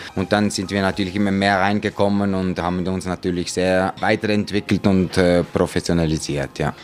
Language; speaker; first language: German; native; German